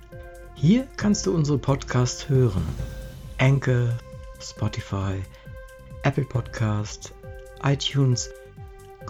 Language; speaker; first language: German; native; German